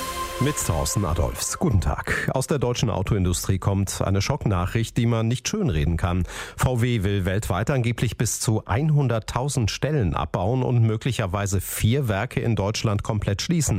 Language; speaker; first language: German; native; German